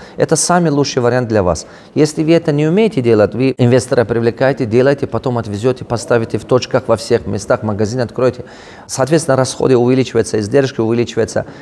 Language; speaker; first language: Russian; non-native, local second language; Tajik